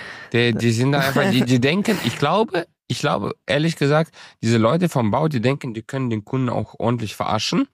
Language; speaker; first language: German; early bilingual, other home language; Romanian